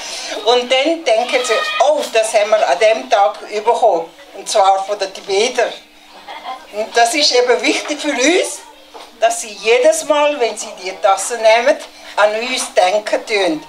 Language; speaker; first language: German; non-native, fluent; Tibetan